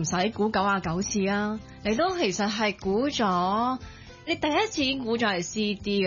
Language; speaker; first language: Cantonese; native; Cantonese